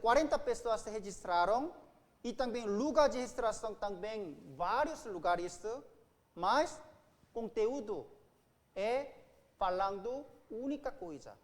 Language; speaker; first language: Portuguese; non-native, fluent; Korean